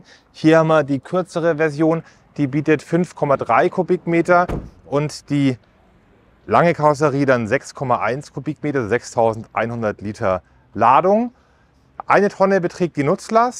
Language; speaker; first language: German; native; German